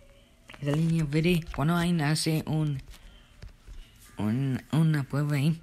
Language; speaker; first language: Spanish; early bilingual, heritage; Spanish